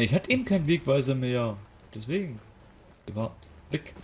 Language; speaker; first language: German; native; German